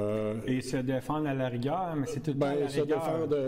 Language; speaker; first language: French; native; French